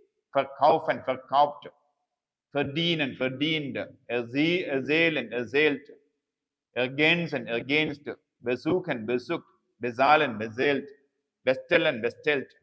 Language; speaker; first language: German; non-native, fluent; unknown